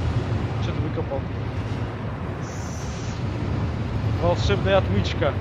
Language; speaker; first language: Russian; native; Russian